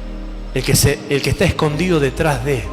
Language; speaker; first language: Spanish; native; Spanish